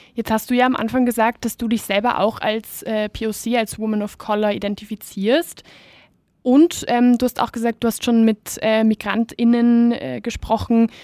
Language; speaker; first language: German; native; German